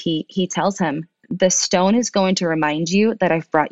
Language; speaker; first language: English; early bilingual, other home language; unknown